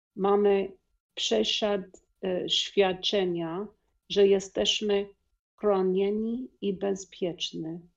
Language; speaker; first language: Polish; non-native, learner; English